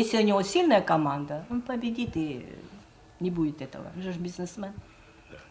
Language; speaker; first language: Russian; native; Russian